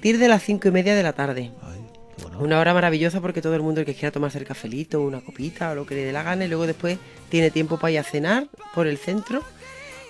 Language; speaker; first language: Spanish; native; Spanish